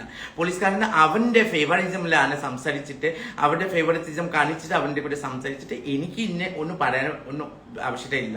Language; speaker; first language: Malayalam; non-native, learner; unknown